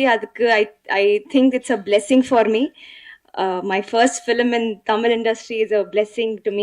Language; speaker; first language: Tamil; non-native, learner; Telugu